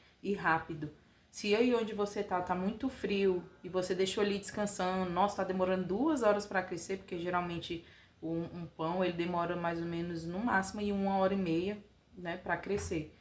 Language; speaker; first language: Portuguese; native; Portuguese